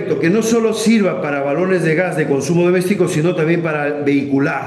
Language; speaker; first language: Spanish; native; Spanish